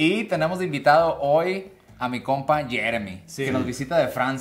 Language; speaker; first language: Spanish; native; Spanish